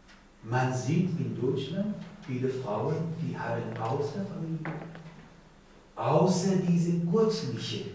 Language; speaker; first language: German; non-native, learner; Persian